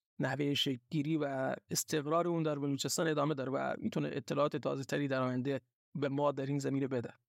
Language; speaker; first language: Persian; non-native, local second language; Baluchi